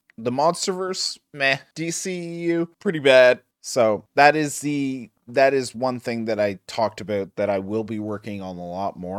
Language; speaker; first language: English; native; English